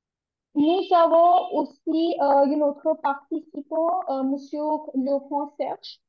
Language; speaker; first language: French; non-native, learner; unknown